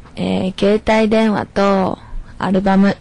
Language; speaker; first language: Japanese; non-native, learner; Chinese